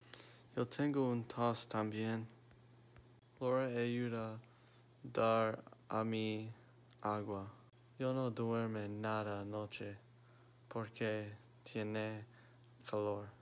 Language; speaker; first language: Spanish; non-native, learner; English